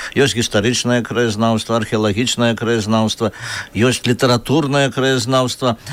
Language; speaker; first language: Belarusian; native; Belarusian